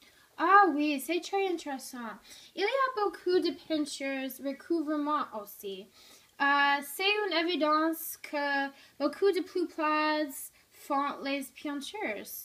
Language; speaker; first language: French; non-native, learner; English